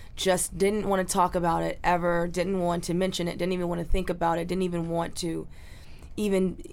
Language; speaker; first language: English; native; English